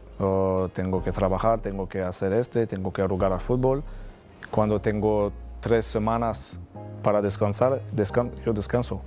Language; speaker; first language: Spanish; non-native, fluent; French